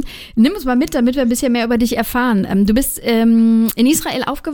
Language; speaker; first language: German; native; German